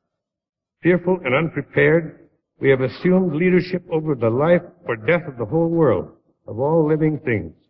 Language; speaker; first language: English; native; English